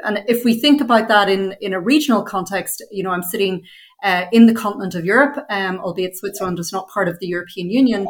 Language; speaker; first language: English; native; English